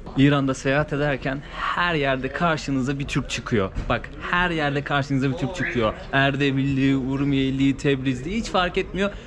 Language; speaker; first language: Turkish; native; Turkish